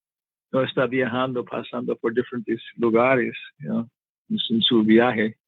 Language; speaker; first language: Spanish; non-native, learner; English